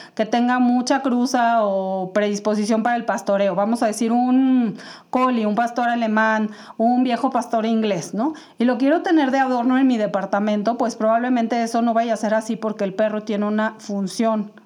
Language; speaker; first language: Spanish; native; Spanish